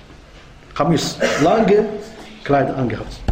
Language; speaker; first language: German; non-native, fluent; Arabic